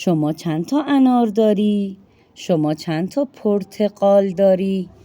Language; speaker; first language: Persian; non-native, fluent; Urdu